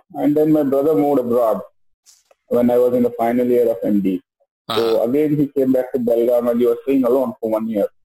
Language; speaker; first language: English; non-native, local second language; Kannada